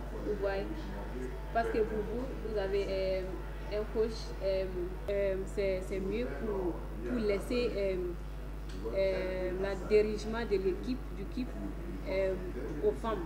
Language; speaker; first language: French; non-native, learner; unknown